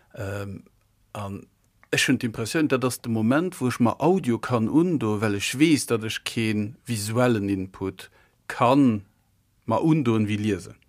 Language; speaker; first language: Luxembourgish; early bilingual, other home language; German